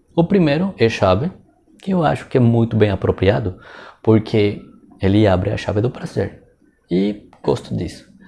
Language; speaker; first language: Portuguese; non-native, fluent; Spanish